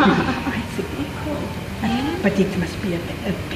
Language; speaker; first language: English; non-native, fluent; French